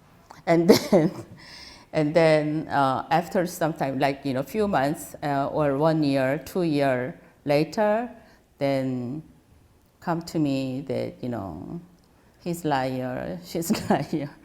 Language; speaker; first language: English; non-native, fluent; Korean